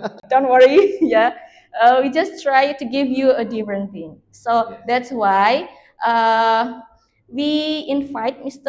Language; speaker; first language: English; non-native, learner; Indonesian